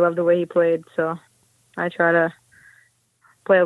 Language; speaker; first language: English; native; English